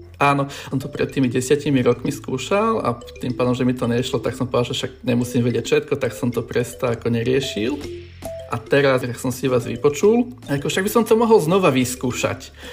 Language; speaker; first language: Slovak; native; Slovak